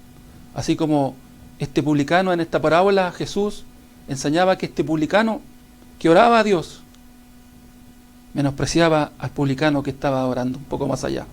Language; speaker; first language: Spanish; native; Spanish